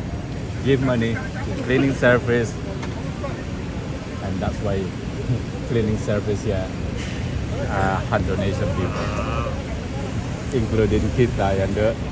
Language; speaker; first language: English; non-native, learner; Indonesian